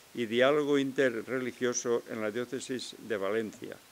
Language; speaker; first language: Spanish; native; Spanish